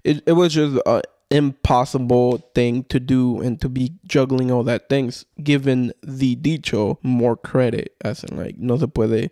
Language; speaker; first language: English; early bilingual, other home language; Spanish